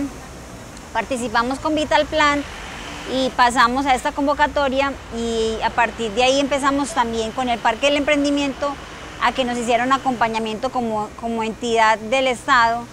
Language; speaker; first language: Spanish; native; Spanish